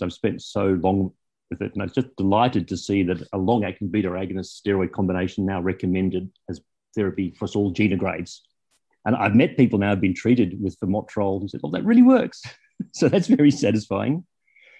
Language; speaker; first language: English; native; English